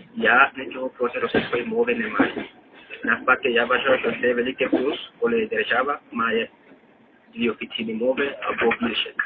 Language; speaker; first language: Ukrainian; non-native, fluent; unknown